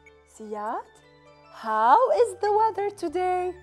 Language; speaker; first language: English; non-native, fluent; Arabic